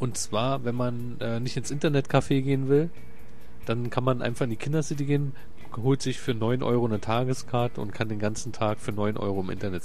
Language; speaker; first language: German; native; German